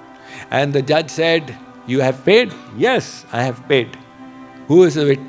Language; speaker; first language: English; non-native, local second language; Hindi